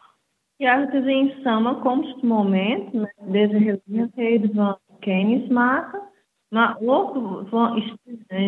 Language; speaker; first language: Dutch; non-native, fluent; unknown